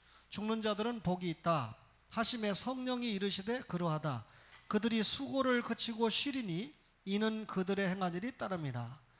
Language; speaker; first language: Korean; native; Korean